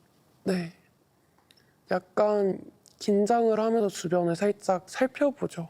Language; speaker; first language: Korean; early bilingual, other home language; Chinese